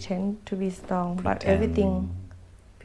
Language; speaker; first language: English; non-native, learner; Thai